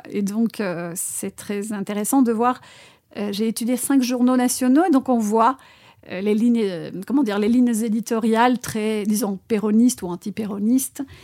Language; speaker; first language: French; non-native, fluent; Spanish